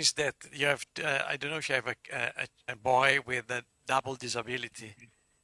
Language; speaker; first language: English; non-native, learner; Italian